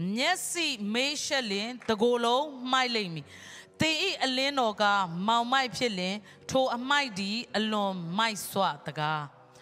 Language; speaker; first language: Burmese; non-native, local second language; Kachin